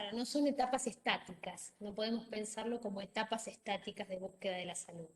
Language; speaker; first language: Spanish; native; Spanish